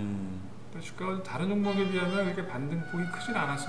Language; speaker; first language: Korean; native; Korean